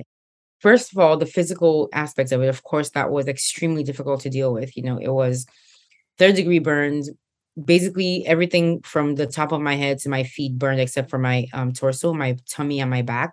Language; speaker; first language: English; non-native, local second language; Igbo